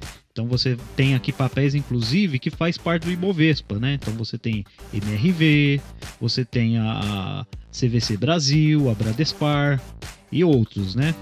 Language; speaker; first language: Portuguese; native; Portuguese